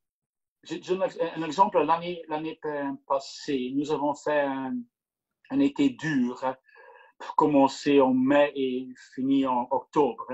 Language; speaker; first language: French; non-native, local second language; Dutch